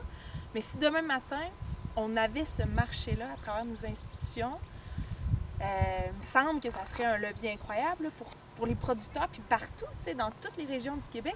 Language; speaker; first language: French; native; French